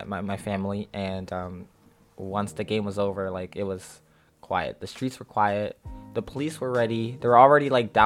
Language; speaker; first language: English; native; English